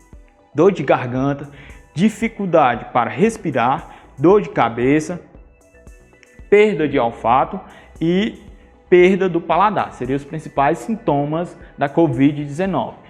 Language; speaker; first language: Portuguese; native; Portuguese